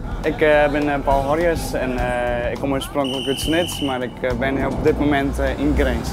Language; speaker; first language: Dutch; non-native, local second language; Western Frisian